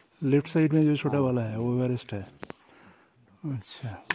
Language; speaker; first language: Hindi; non-native, local second language; Bangla